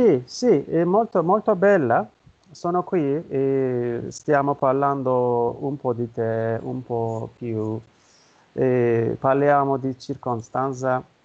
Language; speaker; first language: Italian; non-native, learner; Turkish